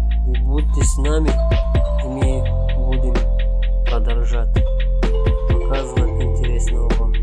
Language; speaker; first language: Russian; non-native, local second language; Tajik